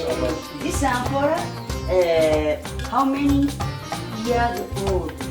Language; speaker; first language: English; non-native, learner; French